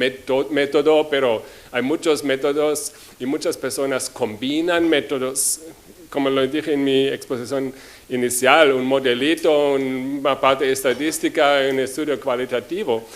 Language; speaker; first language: Spanish; non-native, fluent; German